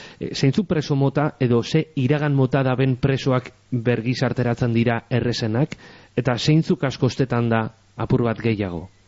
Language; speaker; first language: Basque; native; Basque